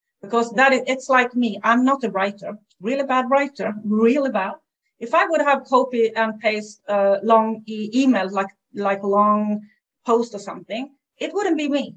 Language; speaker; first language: English; non-native, fluent; Swedish